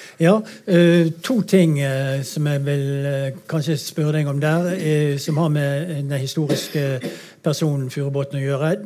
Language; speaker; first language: Norwegian; native; Norwegian